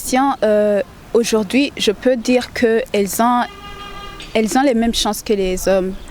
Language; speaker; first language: French; non-native, local second language; Rundi